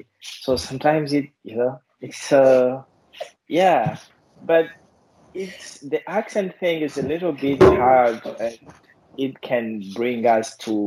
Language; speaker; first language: English; non-native, fluent; Portuguese